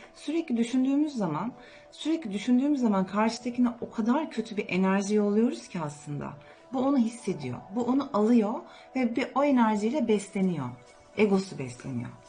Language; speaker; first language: Turkish; native; Turkish